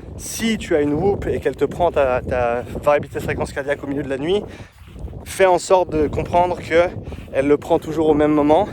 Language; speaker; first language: French; native; French